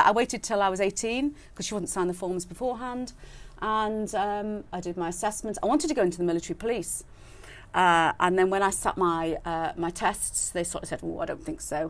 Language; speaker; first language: English; native; English